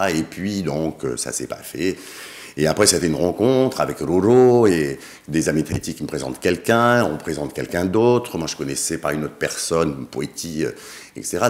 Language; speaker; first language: French; native; French